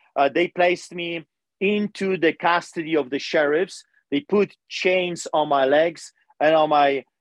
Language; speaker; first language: English; non-native, fluent; Polish